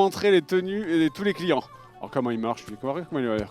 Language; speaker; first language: French; native; French